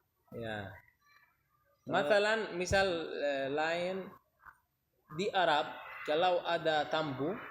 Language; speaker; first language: Indonesian; non-native, learner; Arabic